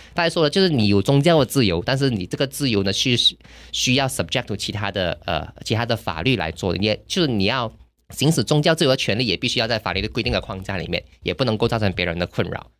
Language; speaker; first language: Chinese; native; Chinese